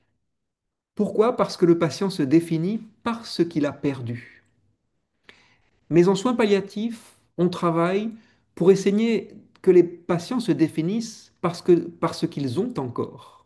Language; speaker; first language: French; native; French